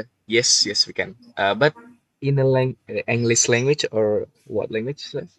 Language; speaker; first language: English; non-native, learner; Indonesian